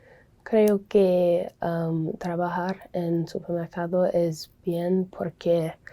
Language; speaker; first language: Spanish; non-native, learner; English